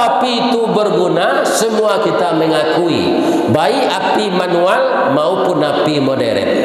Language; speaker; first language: Malay; non-native, local second language; Minangkabau